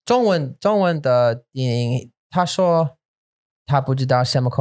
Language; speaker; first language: Chinese; non-native, learner; English